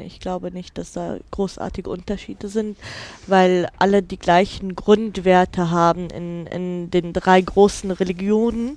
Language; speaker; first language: German; non-native, fluent; Arabic